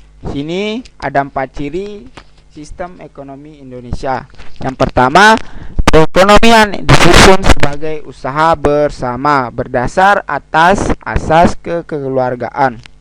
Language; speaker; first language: Indonesian; native; Indonesian